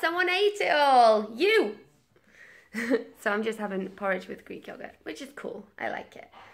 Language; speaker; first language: English; native; English